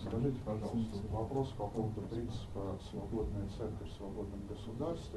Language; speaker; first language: Russian; native; Russian